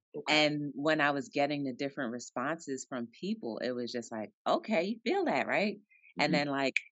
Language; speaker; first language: English; native; English